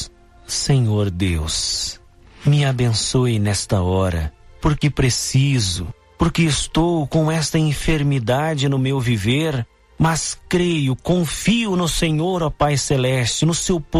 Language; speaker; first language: Portuguese; native; Portuguese